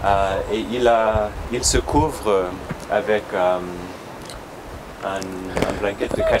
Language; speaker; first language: French; non-native, learner; English